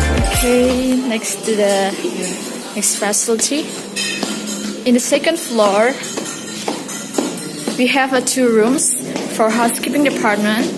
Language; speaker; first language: English; non-native, learner; Indonesian